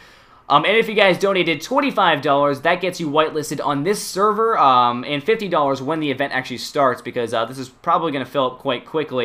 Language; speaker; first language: English; native; English